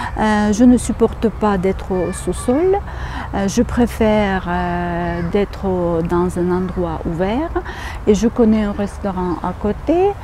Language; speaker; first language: French; non-native, fluent; Ukrainian